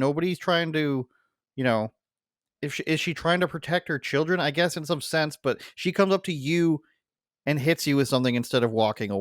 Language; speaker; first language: English; native; English